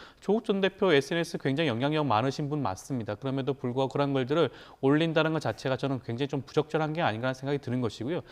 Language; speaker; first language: Korean; native; Korean